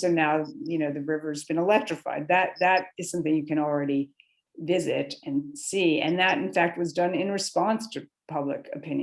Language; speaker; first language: English; native; English